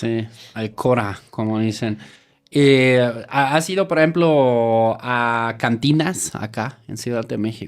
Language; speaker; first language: Spanish; native; Spanish